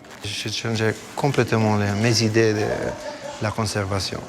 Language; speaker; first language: French; non-native, fluent; Italian